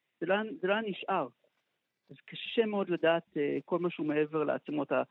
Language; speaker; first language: Hebrew; native; Hebrew